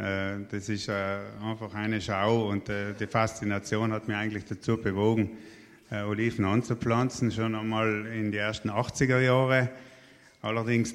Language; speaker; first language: German; native; German